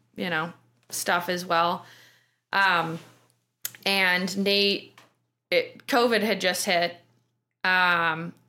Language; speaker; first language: English; native; English